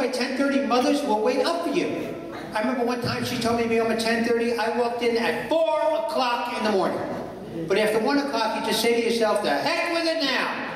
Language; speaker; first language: English; native; English